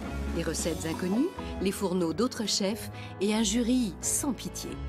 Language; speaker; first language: French; native; French